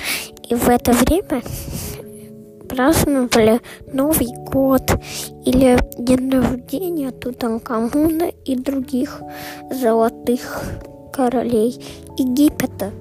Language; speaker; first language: Russian; early bilingual, heritage; Russian